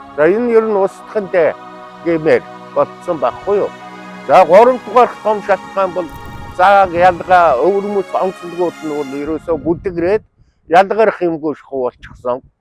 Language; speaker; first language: Mongolian; native; Mongolian